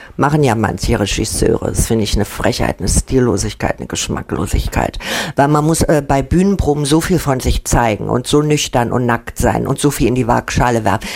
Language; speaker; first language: German; native; German